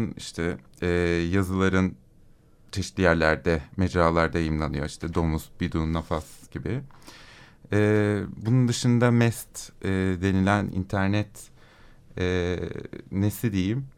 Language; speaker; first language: Turkish; native; Turkish